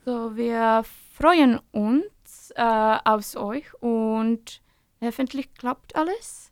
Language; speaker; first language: German; non-native, fluent; Czech